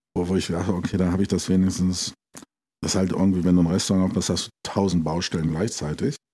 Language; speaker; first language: German; native; German